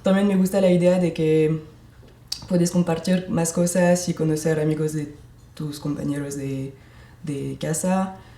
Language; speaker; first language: Spanish; non-native, fluent; French